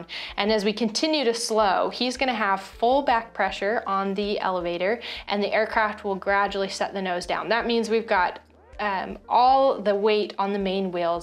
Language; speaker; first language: English; native; English